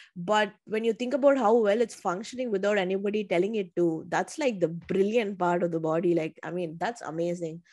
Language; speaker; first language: English; non-native, local second language; Tamil